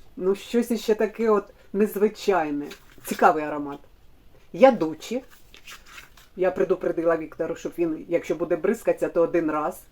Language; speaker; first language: Ukrainian; non-native, local second language; Russian